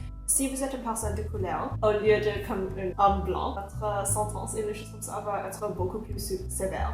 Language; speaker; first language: French; non-native, local second language; English